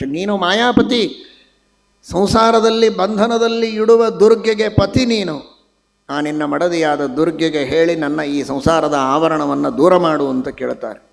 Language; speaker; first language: Kannada; native; Kannada